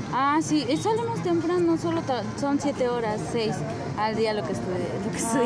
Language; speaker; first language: Spanish; native; Spanish